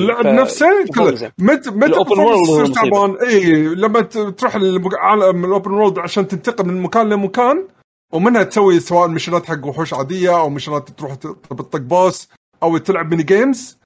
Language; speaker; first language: Arabic; native; Arabic